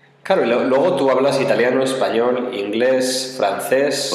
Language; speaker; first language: Spanish; native; Spanish